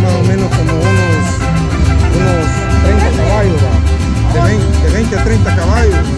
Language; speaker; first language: Spanish; native; Spanish